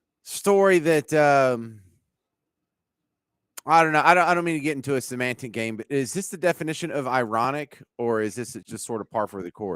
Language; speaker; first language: English; native; English